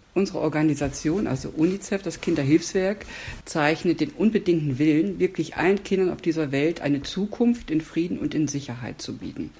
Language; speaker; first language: German; native; German